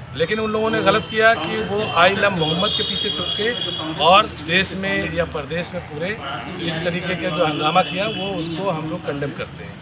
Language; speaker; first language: Hindi; native; Hindi